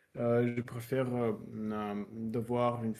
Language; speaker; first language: French; non-native, learner; Russian